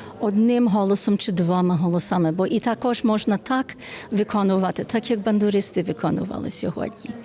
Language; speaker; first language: Ukrainian; early bilingual, heritage; Ukrainian